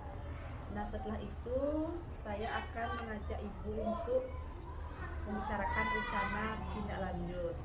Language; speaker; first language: Indonesian; native; Indonesian